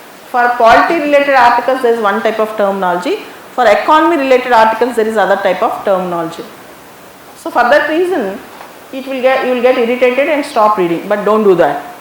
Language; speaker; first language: English; non-native, local second language; Telugu